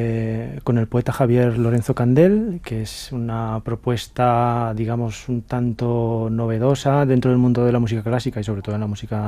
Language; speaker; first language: Spanish; native; Spanish